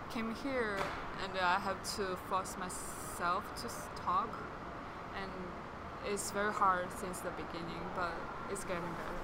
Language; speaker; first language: English; non-native, fluent; Chinese